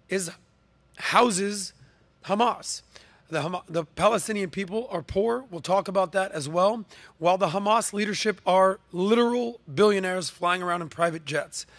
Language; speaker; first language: English; native; English